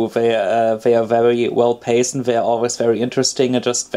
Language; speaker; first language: English; non-native, fluent; German